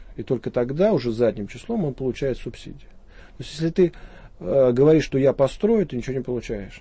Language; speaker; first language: Russian; native; Russian